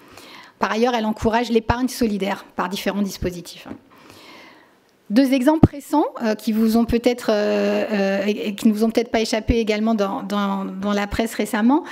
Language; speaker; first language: French; native; French